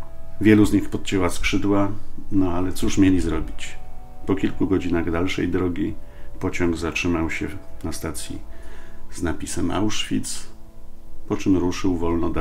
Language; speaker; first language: Polish; native; Polish